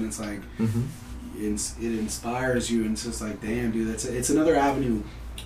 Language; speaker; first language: English; early bilingual, other home language; Spanish